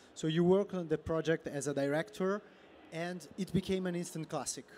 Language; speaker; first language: English; non-native, fluent; Italian